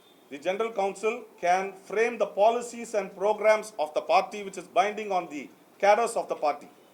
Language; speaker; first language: English; non-native, local second language; Tamil